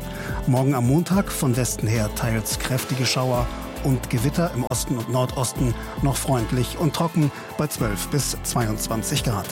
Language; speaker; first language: German; native; German